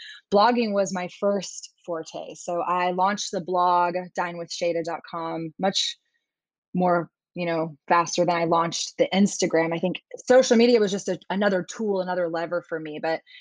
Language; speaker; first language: English; native; English